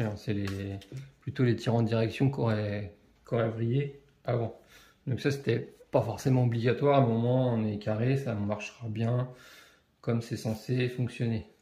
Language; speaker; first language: French; native; French